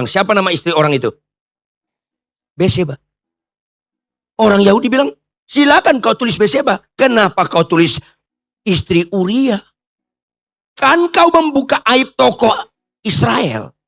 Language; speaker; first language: Indonesian; native; Indonesian